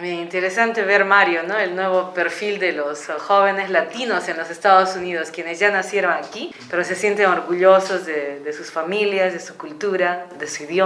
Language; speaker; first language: Spanish; native; Spanish